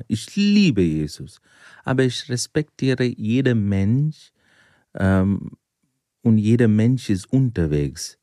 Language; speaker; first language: German; non-native, fluent; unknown